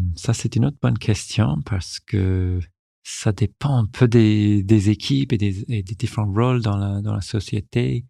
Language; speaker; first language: French; non-native, local second language; English